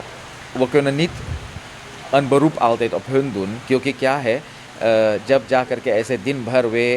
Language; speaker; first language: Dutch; non-native, local second language; Caribbean Hindustani